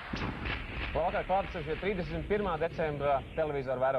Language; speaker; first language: Latvian; native; Latvian